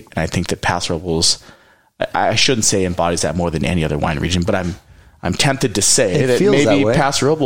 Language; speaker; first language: English; native; English